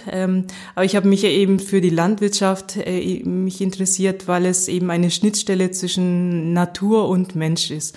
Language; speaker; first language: German; early bilingual, heritage; German